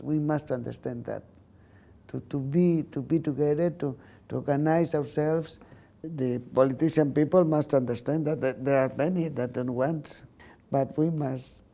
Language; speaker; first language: English; non-native, learner; Spanish